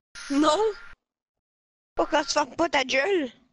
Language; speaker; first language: French; native; French